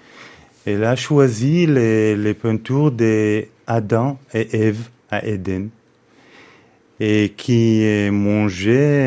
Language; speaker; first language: French; non-native, fluent; Hebrew